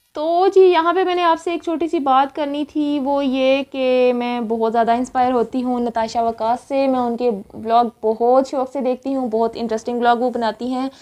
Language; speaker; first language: Urdu; native; Urdu